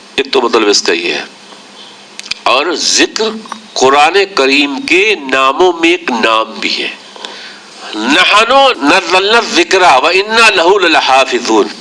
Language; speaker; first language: Urdu; native; Urdu